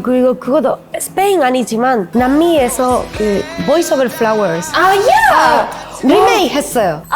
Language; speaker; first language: Korean; non-native, learner; Spanish